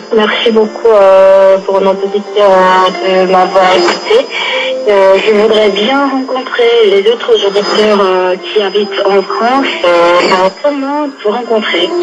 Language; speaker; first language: French; non-native, learner; Korean